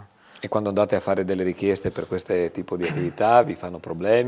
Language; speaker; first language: Italian; native; Italian